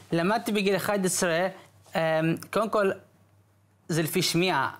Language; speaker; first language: Hebrew; early bilingual, other home language; English